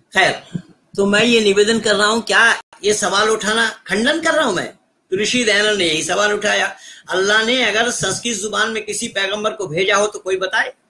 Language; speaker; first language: Hindi; native; Hindi